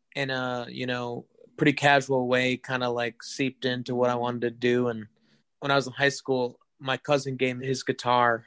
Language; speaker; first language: English; native; English